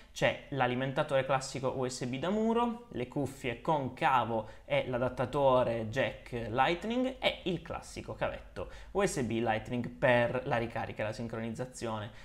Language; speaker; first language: Italian; native; Italian